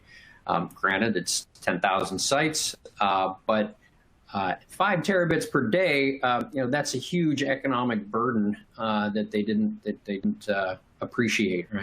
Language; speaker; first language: English; native; English